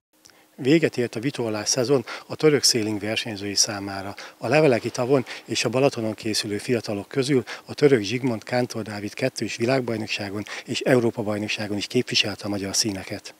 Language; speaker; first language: Hungarian; native; Hungarian